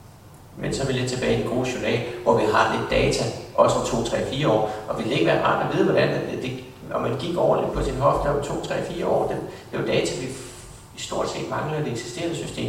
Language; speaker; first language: Danish; native; Danish